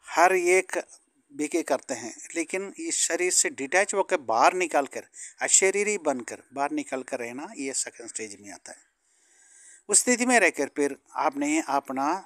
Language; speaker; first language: Hindi; non-native, local second language; Tamil